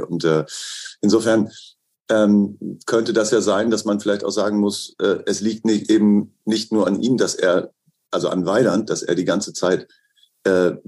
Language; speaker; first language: German; native; German